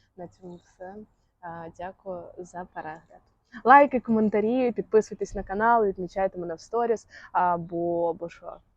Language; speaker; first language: Ukrainian; non-native, local second language; Russian